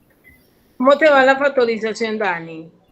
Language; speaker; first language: Spanish; native; Spanish